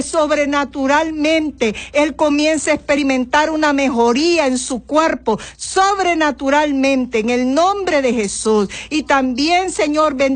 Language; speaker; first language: Spanish; native; Spanish